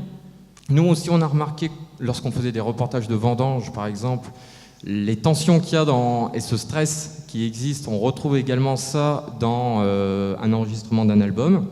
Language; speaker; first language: French; native; French